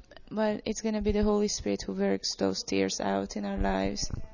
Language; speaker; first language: English; non-native, fluent; Hungarian